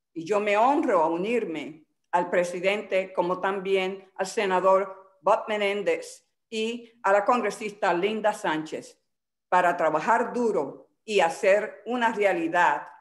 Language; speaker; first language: Spanish; early bilingual, heritage; Spanish